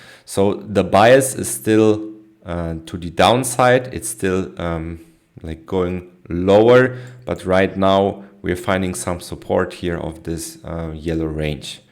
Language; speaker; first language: English; non-native, fluent; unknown